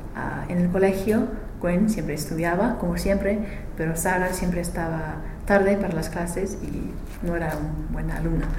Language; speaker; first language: Spanish; non-native, learner; English